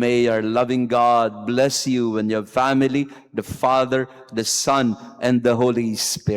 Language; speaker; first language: English; non-native, local second language; Filipino